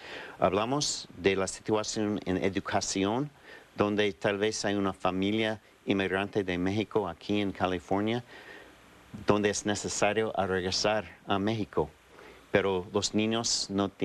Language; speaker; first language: Spanish; non-native, fluent; English